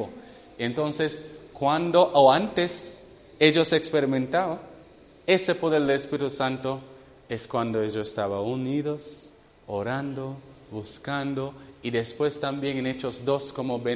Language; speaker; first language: Spanish; non-native, fluent; English